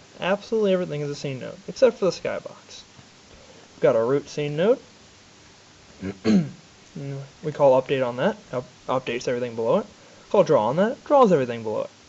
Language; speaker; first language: English; native; English